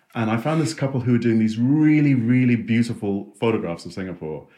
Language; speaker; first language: English; native; English